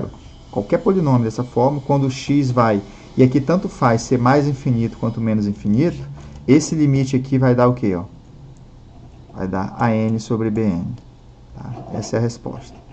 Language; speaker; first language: Portuguese; native; Portuguese